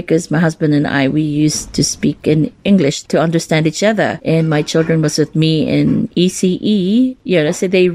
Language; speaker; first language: English; non-native, local second language; Cebuano